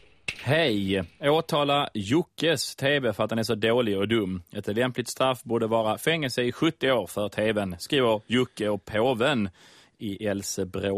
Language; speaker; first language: Swedish; native; Swedish